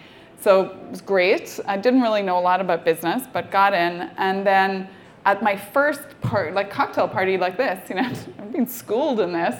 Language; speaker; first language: English; native; English